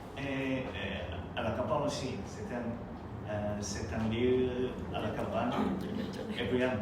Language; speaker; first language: French; non-native, learner; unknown